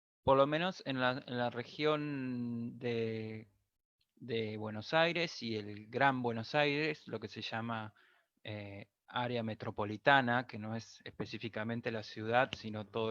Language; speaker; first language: Spanish; native; Spanish